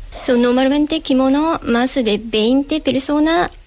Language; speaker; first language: Spanish; non-native, learner; Japanese